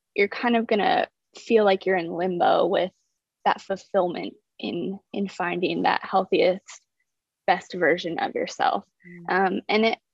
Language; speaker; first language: English; native; English